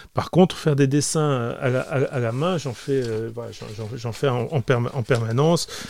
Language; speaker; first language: French; native; French